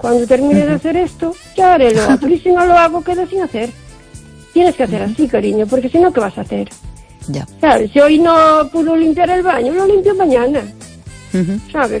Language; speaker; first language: Spanish; native; Spanish